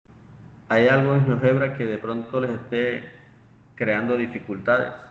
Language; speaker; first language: Spanish; native; Spanish